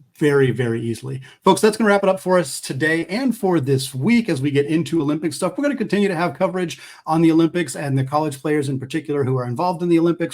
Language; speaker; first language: English; native; English